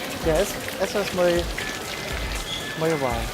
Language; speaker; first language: Spanish; non-native, learner; German